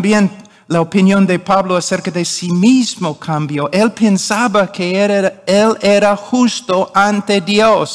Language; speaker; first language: Spanish; non-native, fluent; English